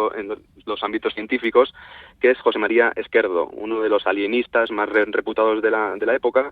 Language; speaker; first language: Spanish; native; Spanish